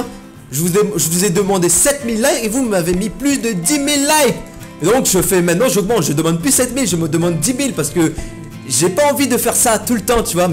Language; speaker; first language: French; native; French